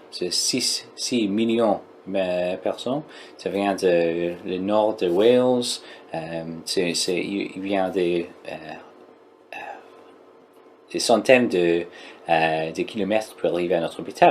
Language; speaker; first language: French; non-native, learner; English